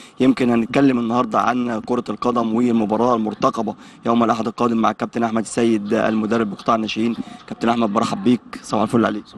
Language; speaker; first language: Arabic; native; Arabic